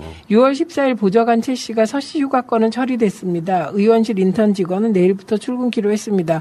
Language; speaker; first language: Korean; native; Korean